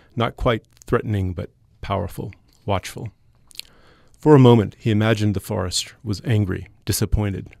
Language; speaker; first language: English; native; English